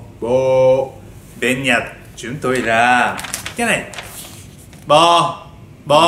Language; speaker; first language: Vietnamese; non-native, learner; Japanese